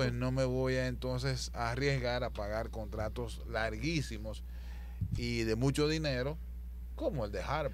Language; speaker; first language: Spanish; native; Spanish